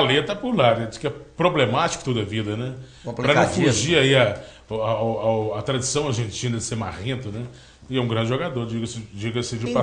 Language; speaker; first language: Portuguese; native; Portuguese